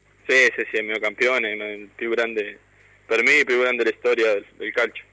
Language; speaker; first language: Italian; non-native, learner; Spanish